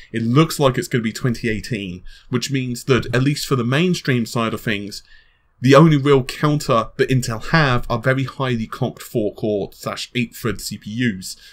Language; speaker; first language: English; native; English